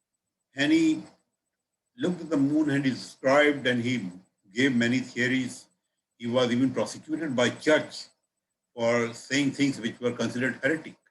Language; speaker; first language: English; non-native, local second language; Hindi